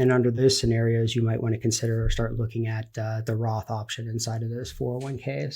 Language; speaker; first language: English; native; English